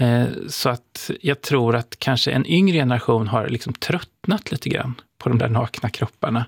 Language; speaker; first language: Swedish; native; Swedish